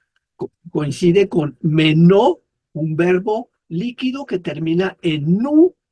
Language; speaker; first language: Spanish; native; Spanish